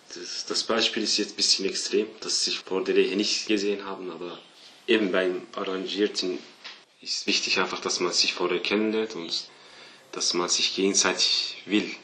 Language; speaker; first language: German; early bilingual, other home language; Turkish